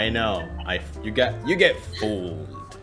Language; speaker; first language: English; non-native, local second language; Filipino